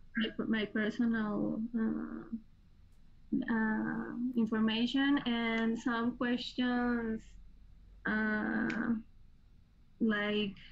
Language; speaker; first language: English; non-native, learner; Spanish